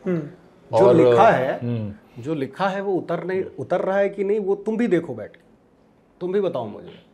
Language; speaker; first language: Hindi; native; Hindi